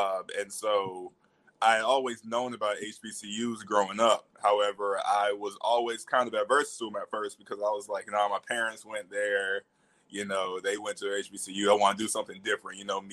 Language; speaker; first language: English; native; English